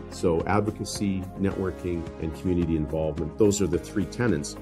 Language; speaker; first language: English; native; English